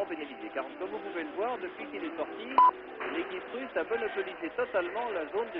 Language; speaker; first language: French; native; French